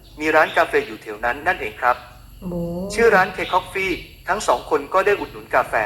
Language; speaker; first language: Thai; native; Thai